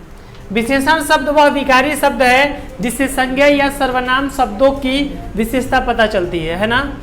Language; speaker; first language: Hindi; non-native, local second language; Bhojpuri